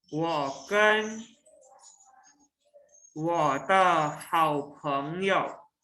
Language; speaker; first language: Chinese; non-native, local second language; Indonesian